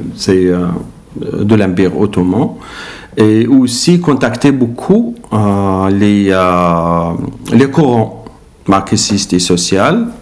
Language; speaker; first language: French; non-native, learner; Arabic